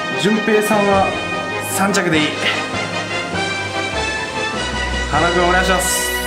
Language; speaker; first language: Japanese; native; Japanese